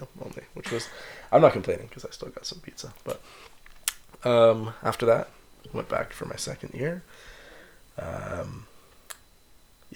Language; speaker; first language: English; native; English